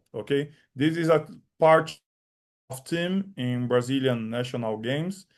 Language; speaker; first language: English; non-native, learner; Portuguese